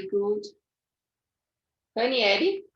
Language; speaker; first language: English; non-native, fluent; Portuguese